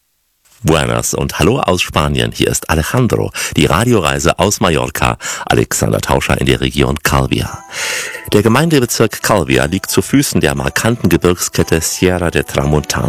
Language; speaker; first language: German; native; German